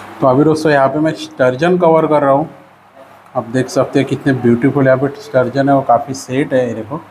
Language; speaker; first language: Hindi; non-native, local second language; Marathi